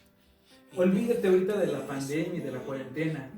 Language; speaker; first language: Spanish; native; Spanish